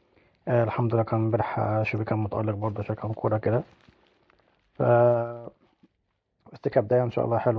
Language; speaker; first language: Arabic; native; Arabic